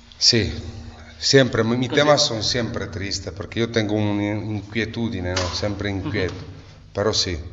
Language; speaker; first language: Spanish; non-native, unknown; Italian